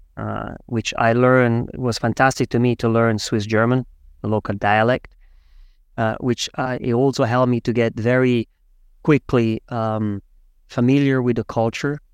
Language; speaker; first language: English; non-native, fluent; Italian